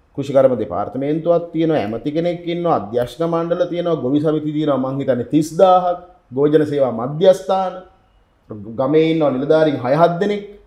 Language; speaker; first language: Sinhala; native; Sinhala